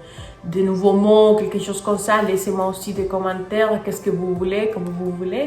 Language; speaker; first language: French; non-native, fluent; Spanish